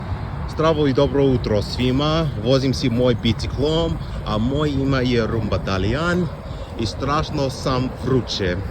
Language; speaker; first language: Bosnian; non-native, learner; English